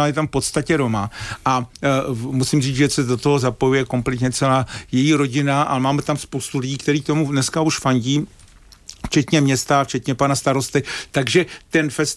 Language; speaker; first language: Czech; native; Czech